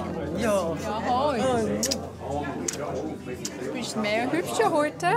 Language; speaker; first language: German; non-native, learner; Korean